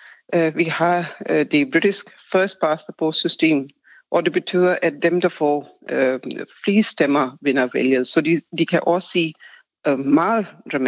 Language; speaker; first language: Danish; non-native, fluent; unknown